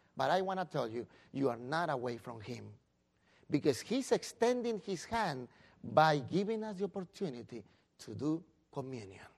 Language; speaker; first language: English; non-native, fluent; Spanish